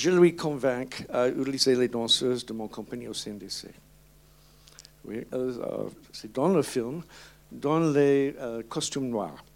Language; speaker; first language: French; non-native, learner; English